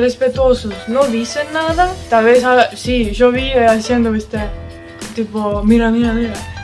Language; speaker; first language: Spanish; non-native, fluent; Estonian